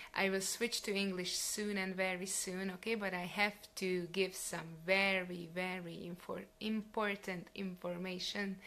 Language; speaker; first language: English; non-native, fluent; Hungarian